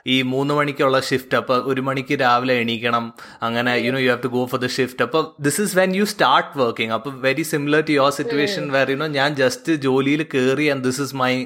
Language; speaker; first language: Malayalam; early bilingual, heritage; Malayalam